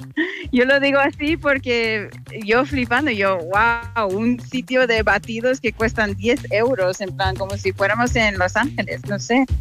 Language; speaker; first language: Spanish; non-native, fluent; English